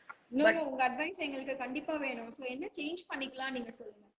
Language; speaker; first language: Tamil; native; Tamil